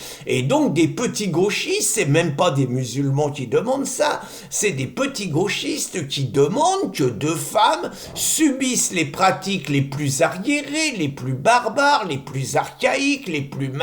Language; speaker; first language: French; native; French